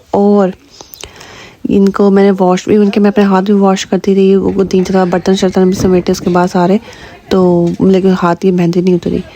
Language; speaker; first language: Urdu; native; Urdu